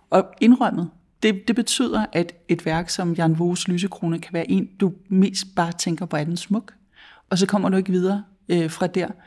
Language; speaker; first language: Danish; native; Danish